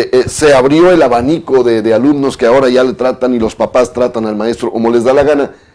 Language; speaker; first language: Spanish; native; Spanish